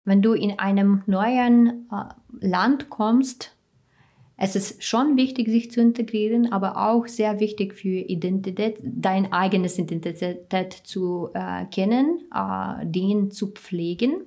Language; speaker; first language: German; non-native, fluent; Ukrainian